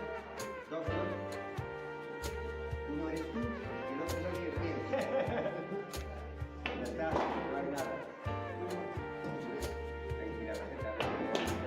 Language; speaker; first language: Spanish; non-native, local second language; Galician